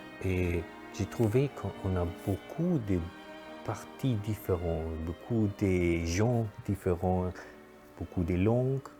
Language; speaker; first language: French; non-native, fluent; German